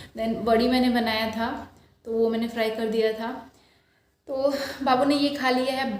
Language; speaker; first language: Hindi; non-native, local second language; Bangla